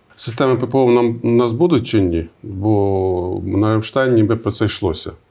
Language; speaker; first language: Ukrainian; native; Ukrainian